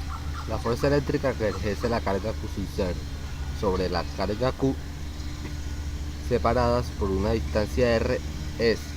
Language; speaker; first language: Spanish; native; Spanish